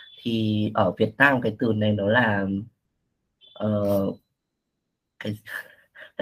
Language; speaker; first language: Vietnamese; native; Vietnamese